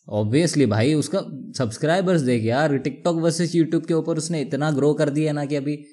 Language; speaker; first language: Hindi; non-native, local second language; Marathi